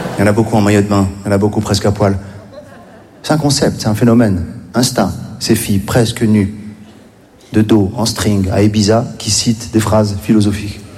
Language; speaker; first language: French; native; French